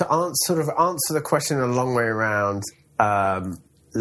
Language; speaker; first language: English; native; English